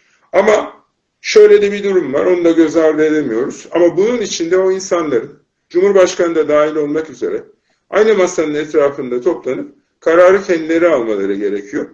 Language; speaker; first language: Turkish; native; Turkish